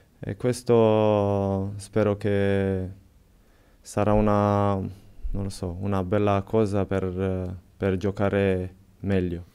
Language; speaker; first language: Italian; non-native, fluent; Romanian